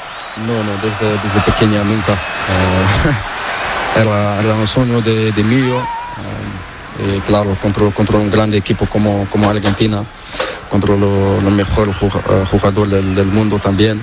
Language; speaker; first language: Spanish; non-native, learner; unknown